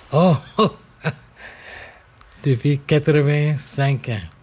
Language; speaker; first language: French; non-native, local second language; English